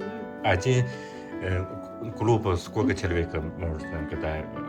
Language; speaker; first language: Russian; non-native, learner; Chinese